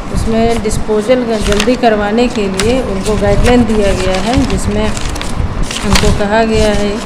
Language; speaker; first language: Hindi; native; Hindi